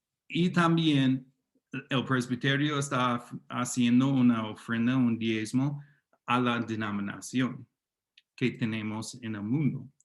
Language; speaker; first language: Spanish; non-native, fluent; English